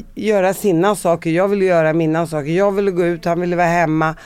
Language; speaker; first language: Swedish; early bilingual, other home language; Arabic